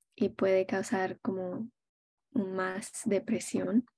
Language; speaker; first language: Spanish; early bilingual, heritage; Spanish